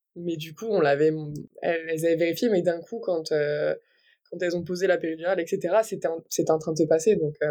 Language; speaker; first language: French; native; French